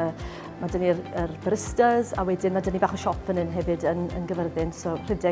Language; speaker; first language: Welsh; native; Welsh